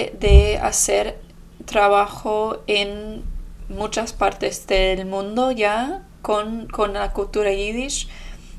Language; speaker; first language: Spanish; non-native, fluent; English